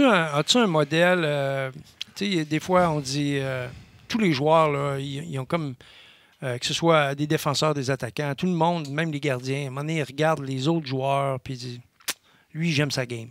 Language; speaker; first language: French; native; French